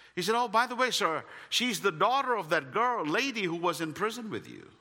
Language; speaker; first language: English; non-native, local second language; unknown